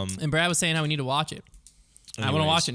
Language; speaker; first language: English; native; English